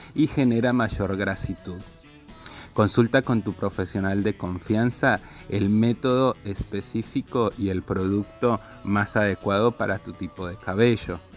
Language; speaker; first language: Spanish; native; Spanish